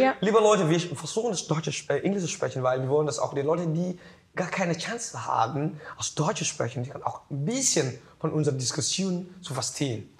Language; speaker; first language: German; non-native, learner; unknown